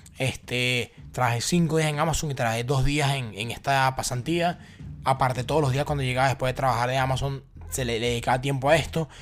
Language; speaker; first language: Spanish; native; Spanish